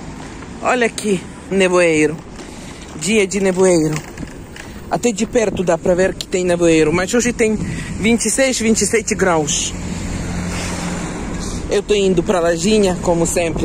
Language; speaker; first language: Portuguese; non-native, fluent; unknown